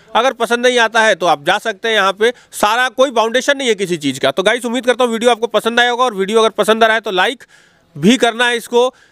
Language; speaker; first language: Hindi; native; Hindi